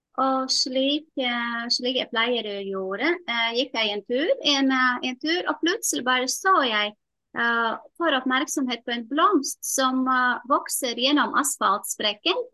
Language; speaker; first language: Norwegian; non-native, fluent; Latvian